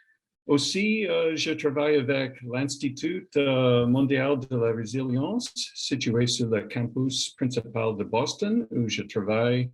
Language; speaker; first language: French; non-native, learner; English